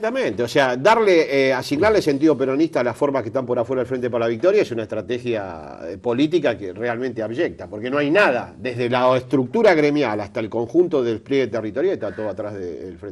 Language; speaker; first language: Spanish; native; Spanish